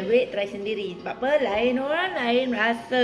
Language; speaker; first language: Malay; native; Malay